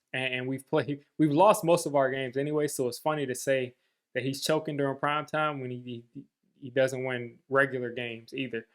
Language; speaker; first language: English; native; English